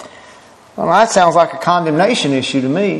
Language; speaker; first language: English; native; English